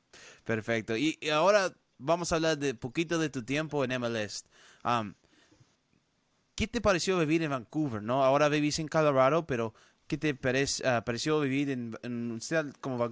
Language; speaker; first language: Spanish; early bilingual, heritage; Spanish